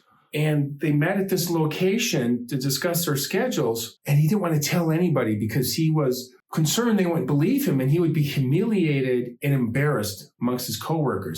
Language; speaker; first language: English; native; English